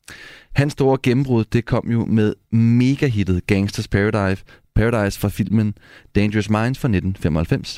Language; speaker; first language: Danish; native; Danish